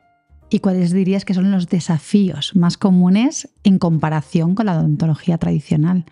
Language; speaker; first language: Spanish; native; Spanish